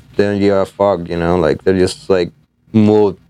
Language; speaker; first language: English; non-native, fluent; Spanish